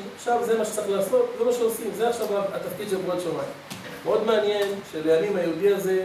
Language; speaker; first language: Hebrew; native; Hebrew